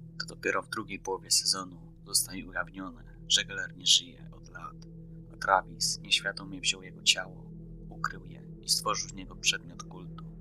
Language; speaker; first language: Polish; native; Polish